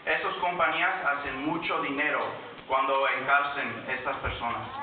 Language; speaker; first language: Spanish; early bilingual, heritage; Spanish